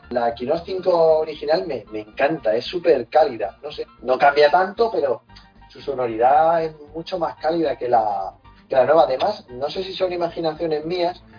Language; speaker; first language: Spanish; native; Spanish